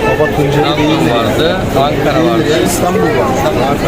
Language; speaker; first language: Turkish; native; Turkish